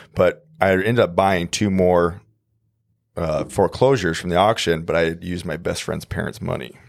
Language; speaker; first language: English; native; English